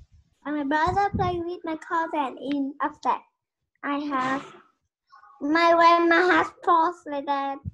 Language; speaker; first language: English; non-native, learner; Vietnamese